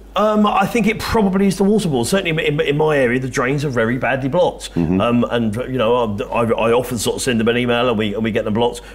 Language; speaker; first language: English; native; English